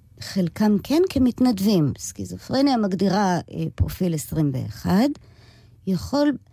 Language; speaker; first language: Hebrew; early bilingual, other home language; English